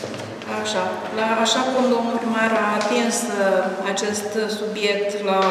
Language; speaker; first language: Romanian; native; Romanian